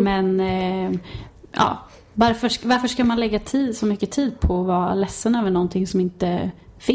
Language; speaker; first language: Swedish; native; Swedish